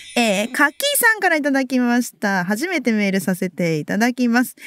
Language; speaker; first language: Japanese; native; Japanese